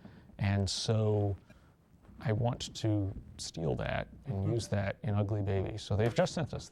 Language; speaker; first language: English; native; English